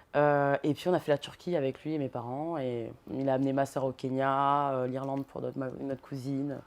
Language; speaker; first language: French; native; French